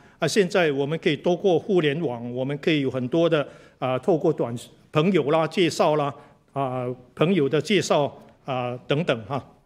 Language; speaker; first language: Chinese; native; Chinese